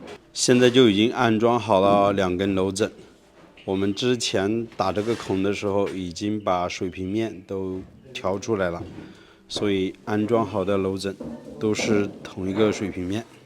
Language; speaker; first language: Chinese; native; Chinese